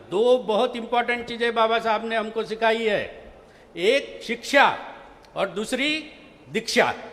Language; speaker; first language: Hindi; non-native, local second language; Marathi